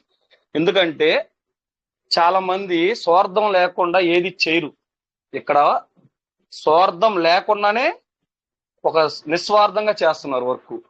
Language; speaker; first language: Telugu; native; Telugu